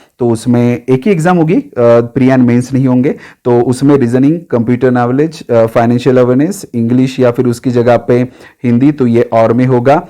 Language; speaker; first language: Hindi; non-native, local second language; Marathi